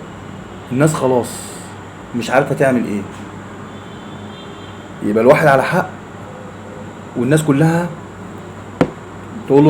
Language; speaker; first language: Arabic; native; Arabic